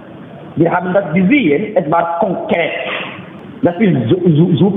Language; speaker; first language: German; non-native, learner; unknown